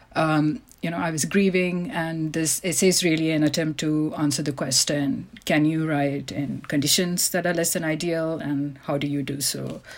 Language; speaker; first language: English; non-native, local second language; Malayalam